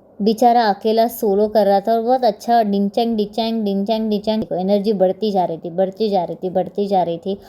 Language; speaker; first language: Hindi; non-native, local second language; Marathi